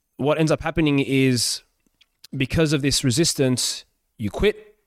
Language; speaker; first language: English; early bilingual, other home language; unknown